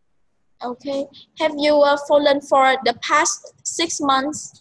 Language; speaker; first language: English; non-native, learner; Vietnamese